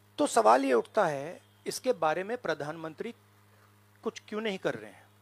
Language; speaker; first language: Hindi; native; Hindi